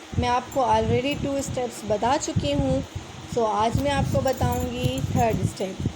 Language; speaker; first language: Urdu; non-native, local second language; Sindhi